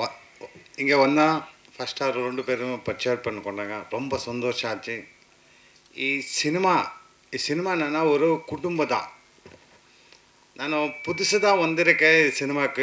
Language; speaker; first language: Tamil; non-native, local second language; Kannada